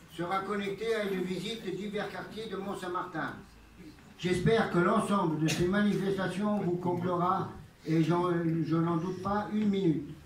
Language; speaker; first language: French; early bilingual, other home language; Italian